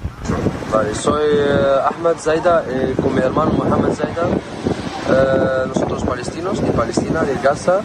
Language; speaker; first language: Spanish; non-native, learner; Arabic